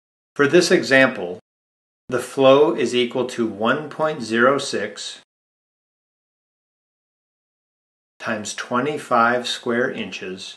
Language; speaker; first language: English; native; English